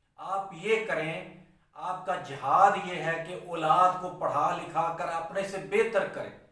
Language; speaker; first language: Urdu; non-native, local second language; Punjabi